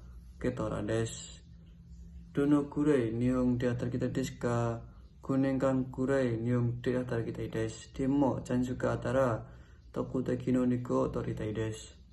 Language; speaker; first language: Japanese; non-native, learner; Indonesian